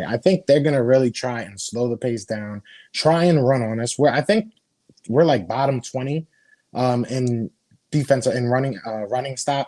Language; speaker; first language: English; native; English